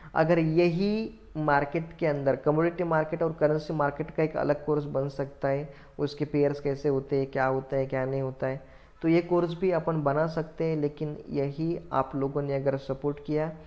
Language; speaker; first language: Hindi; non-native, local second language; Marathi